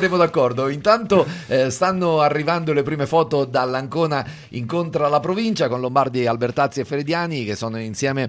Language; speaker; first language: Italian; native; Italian